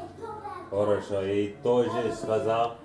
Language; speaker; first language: Russian; non-native, learner; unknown